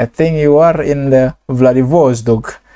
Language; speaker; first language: English; non-native, learner; Indonesian